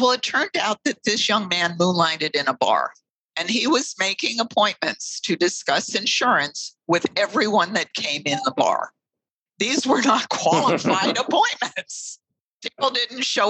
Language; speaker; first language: English; native; English